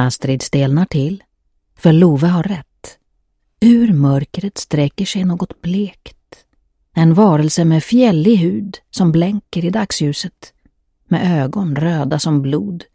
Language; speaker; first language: Swedish; native; Swedish